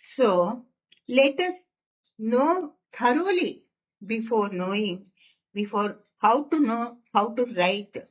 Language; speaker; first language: English; non-native, local second language; Telugu